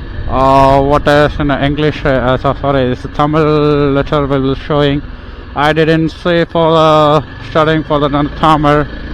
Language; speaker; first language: English; non-native, local second language; Tamil